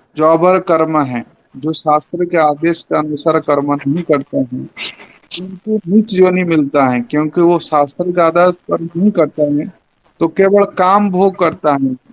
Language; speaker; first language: Hindi; non-native, local second language; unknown